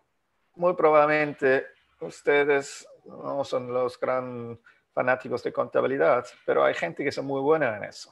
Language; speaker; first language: Spanish; non-native, fluent; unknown